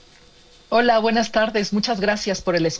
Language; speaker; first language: Spanish; native; Spanish